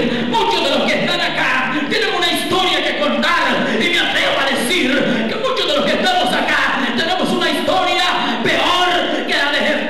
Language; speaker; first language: Spanish; native; Spanish